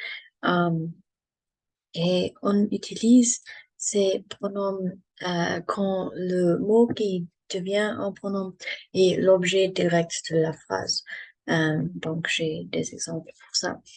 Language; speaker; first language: French; non-native, learner; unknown